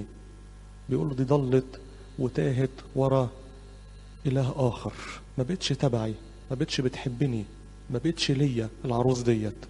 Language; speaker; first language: Arabic; native; Arabic